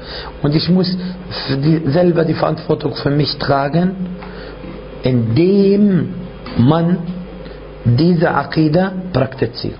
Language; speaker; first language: German; non-native, fluent; Arabic